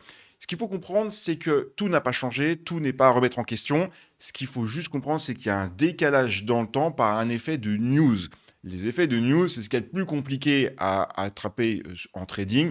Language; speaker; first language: French; native; French